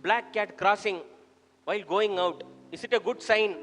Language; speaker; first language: English; non-native, local second language; Tamil